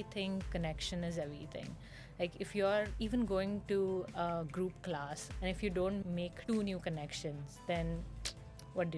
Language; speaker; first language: English; non-native, local second language; Marathi